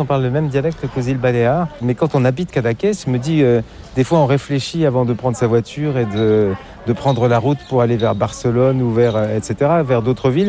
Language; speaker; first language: French; native; French